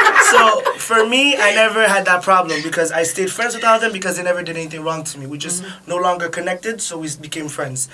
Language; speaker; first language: English; early bilingual, other home language; French